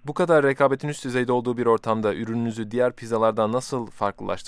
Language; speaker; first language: Turkish; native; Turkish